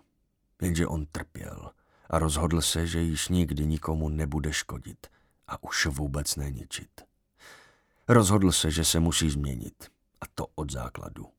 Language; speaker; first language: Czech; native; Czech